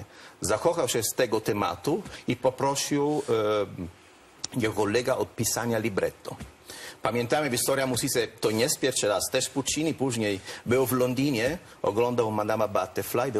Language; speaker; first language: Polish; non-native, learner; Italian